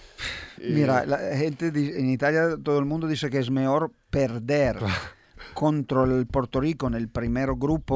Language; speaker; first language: Spanish; non-native, fluent; Italian